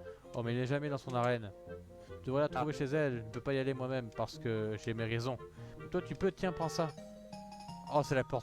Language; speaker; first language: French; native; French